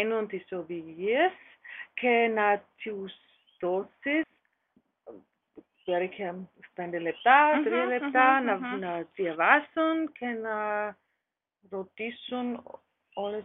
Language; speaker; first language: Greek; non-native, learner; German